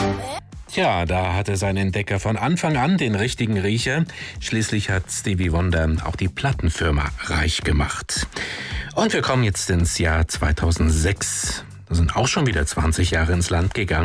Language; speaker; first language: German; native; German